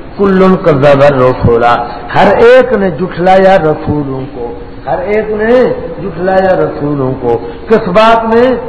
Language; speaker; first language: Urdu; non-native, local second language; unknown